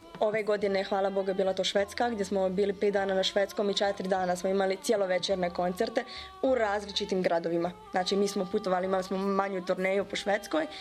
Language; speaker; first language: Serbian; early bilingual, heritage; Bosnian